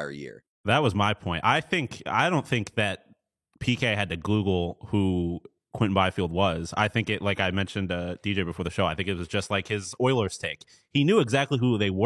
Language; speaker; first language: English; native; English